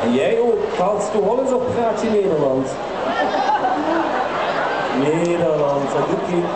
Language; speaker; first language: Dutch; non-native, local second language; Limburgish